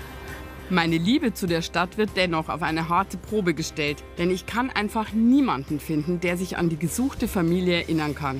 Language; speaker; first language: German; native; German